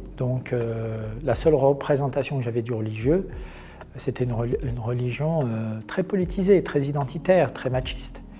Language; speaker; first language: French; non-native, local second language; Arabic